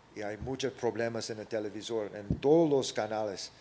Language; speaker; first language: Spanish; early bilingual, other home language; English